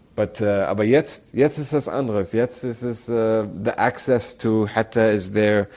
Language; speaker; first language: German; non-native, learner; Arabic